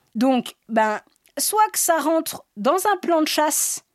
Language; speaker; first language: French; native; French